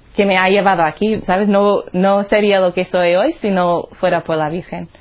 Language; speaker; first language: Spanish; non-native, fluent; English